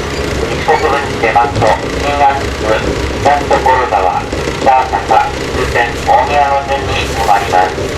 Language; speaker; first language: Japanese; native; Japanese